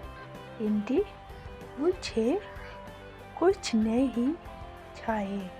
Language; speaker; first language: Hindi; non-native, local second language; Khasi